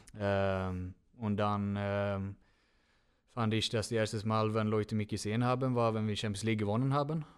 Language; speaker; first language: German; non-native, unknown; Swedish